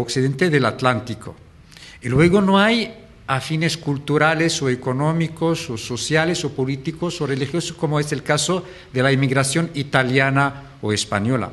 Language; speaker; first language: Spanish; non-native, fluent; Arabic